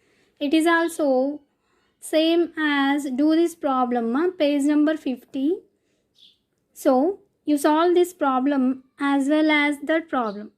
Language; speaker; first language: English; non-native, local second language; Telugu